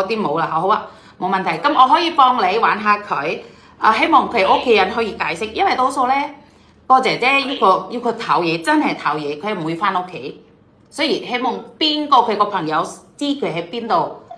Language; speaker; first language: Cantonese; non-native, fluent; Indonesian